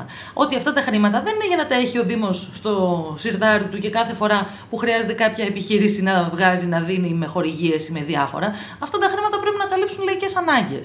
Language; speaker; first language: Greek; native; Greek